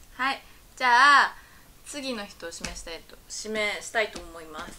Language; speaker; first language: Japanese; native; Japanese